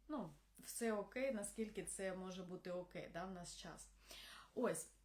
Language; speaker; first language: Ukrainian; non-native, local second language; Russian